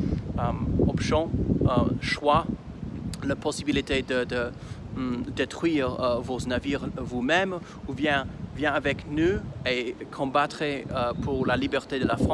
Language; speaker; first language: French; non-native, fluent; English